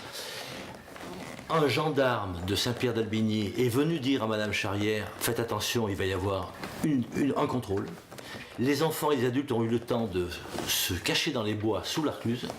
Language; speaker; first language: French; native; French